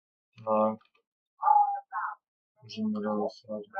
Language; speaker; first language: Russian; native; Russian